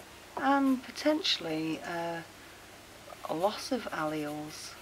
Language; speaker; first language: English; native; English